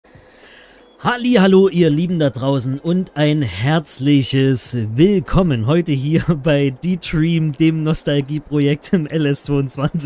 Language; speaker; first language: German; native; German